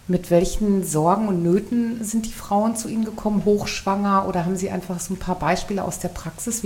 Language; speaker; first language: German; native; German